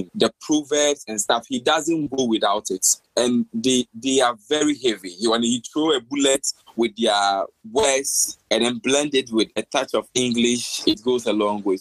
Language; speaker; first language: English; non-native, local second language; Akan